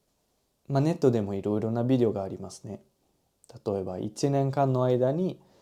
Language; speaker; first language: Japanese; non-native, learner; German